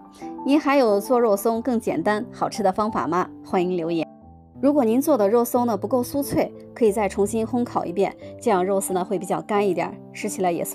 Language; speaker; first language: Chinese; native; Chinese